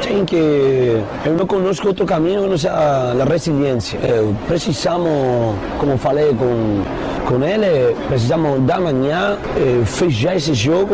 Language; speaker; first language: Portuguese; non-native, fluent; Spanish